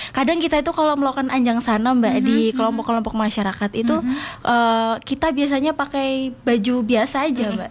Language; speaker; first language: Indonesian; native; Indonesian